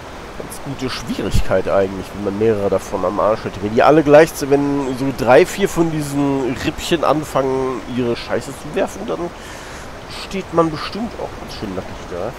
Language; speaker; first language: German; native; German